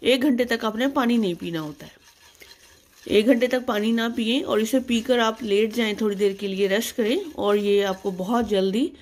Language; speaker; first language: Hindi; non-native, local second language; Punjabi